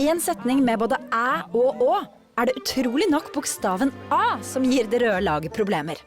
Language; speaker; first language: Norwegian; native; Norwegian